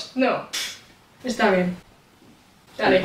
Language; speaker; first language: Spanish; non-native, learner; English